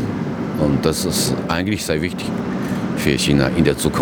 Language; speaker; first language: German; non-native, learner; Chinese